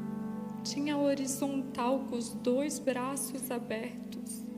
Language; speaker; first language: Portuguese; native; Portuguese